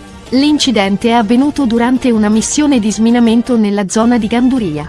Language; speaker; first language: Italian; native; Italian